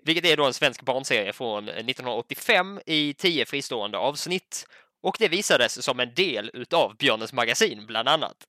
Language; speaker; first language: Swedish; native; Swedish